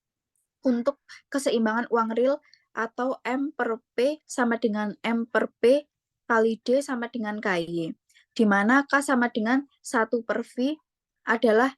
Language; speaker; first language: Indonesian; native; Indonesian